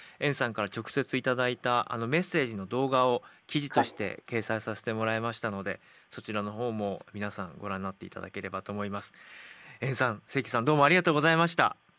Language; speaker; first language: Japanese; native; Japanese